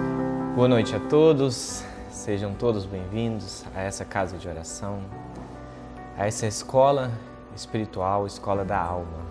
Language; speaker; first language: Portuguese; native; Portuguese